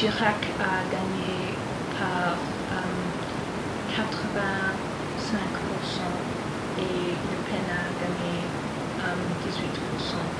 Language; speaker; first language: French; non-native, learner; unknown